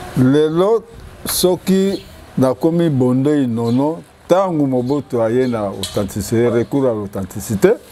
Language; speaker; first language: Lingala; native; Lingala